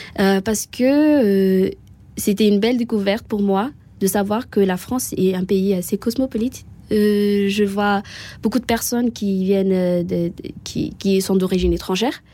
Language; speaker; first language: French; non-native, local second language; Malagasy